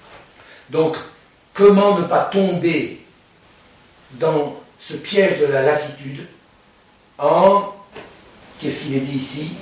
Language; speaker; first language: French; native; French